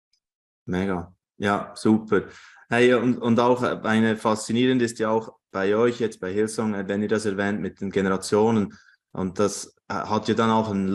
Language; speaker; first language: German; native; German